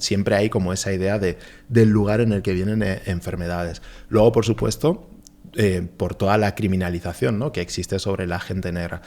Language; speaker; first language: Spanish; early bilingual, other home language; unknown